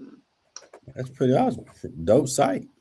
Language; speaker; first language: English; native; English